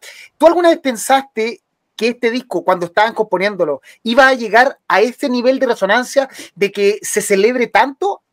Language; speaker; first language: Spanish; native; Spanish